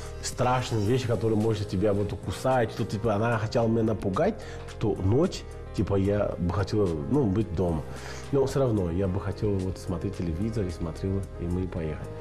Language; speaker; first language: Russian; non-native, learner; Portuguese